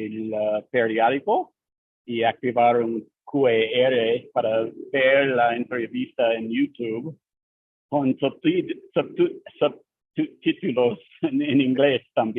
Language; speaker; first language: Spanish; non-native, learner; English